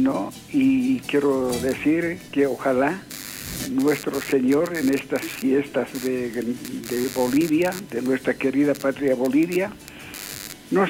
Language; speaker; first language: Spanish; native; Spanish